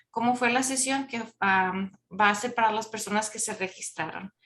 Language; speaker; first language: Spanish; early bilingual, heritage; Spanish